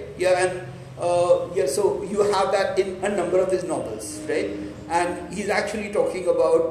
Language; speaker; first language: English; non-native, local second language; Marathi